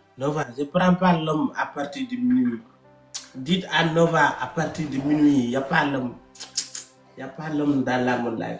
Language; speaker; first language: French; non-native, local second language; Wolof